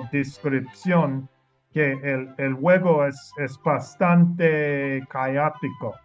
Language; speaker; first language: Spanish; non-native, learner; English